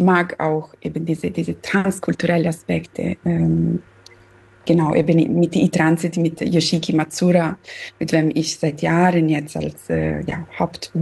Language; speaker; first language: German; non-native, fluent; Italian